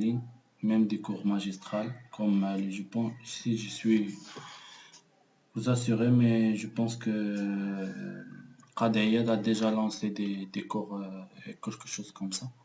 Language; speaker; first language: French; non-native, local second language; Arabic